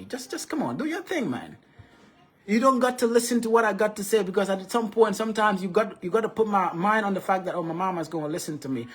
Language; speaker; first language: English; non-native, local second language; Wolof